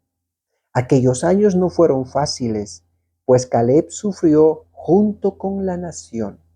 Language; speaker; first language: Spanish; native; Spanish